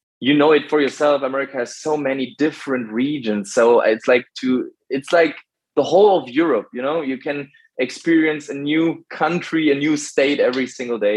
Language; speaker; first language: English; non-native, fluent; German